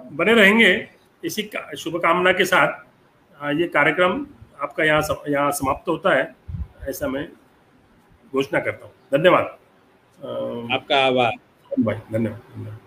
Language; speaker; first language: Hindi; non-native, local second language; Marathi